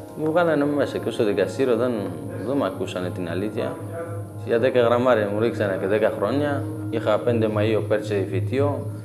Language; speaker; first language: Greek; non-native, learner; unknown